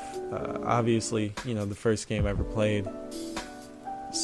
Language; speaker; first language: English; native; English